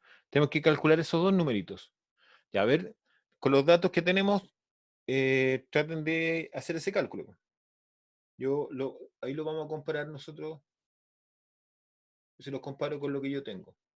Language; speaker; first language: Spanish; native; Spanish